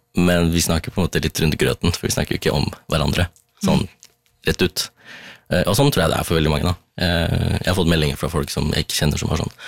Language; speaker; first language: Norwegian; early bilingual, other home language; Tamil